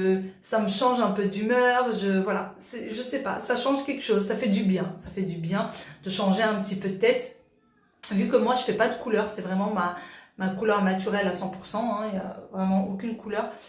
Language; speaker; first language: French; native; French